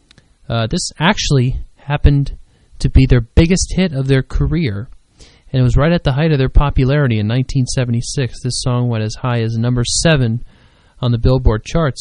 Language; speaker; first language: English; native; English